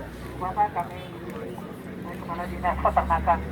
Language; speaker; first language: Indonesian; native; Indonesian